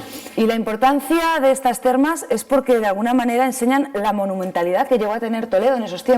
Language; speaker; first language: Spanish; native; Spanish